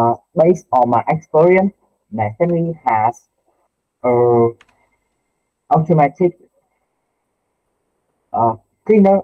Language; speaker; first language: English; non-native, learner; Vietnamese